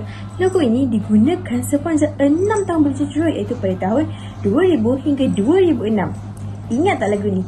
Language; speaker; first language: Malay; native; Malay